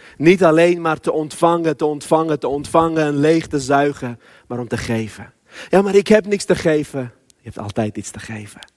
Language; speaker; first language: Dutch; early bilingual, other home language; Armenian